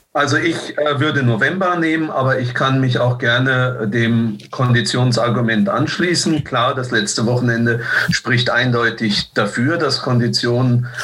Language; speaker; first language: German; native; German